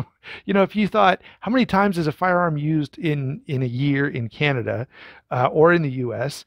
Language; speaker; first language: English; native; English